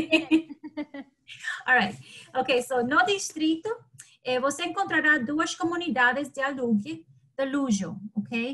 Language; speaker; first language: Portuguese; non-native, learner; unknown